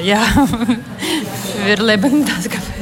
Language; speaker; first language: German; non-native, learner; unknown